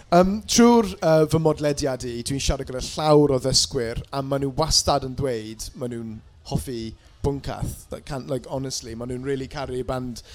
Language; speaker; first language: Welsh; non-native, local second language; English